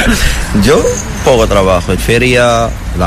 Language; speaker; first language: Spanish; non-native, learner; Arabic